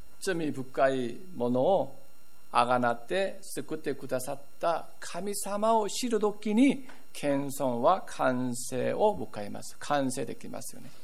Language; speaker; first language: Japanese; non-native, fluent; Korean